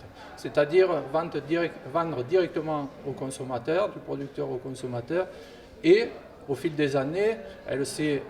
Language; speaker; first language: French; native; French